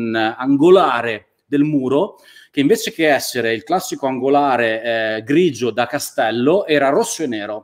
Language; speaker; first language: Italian; native; Italian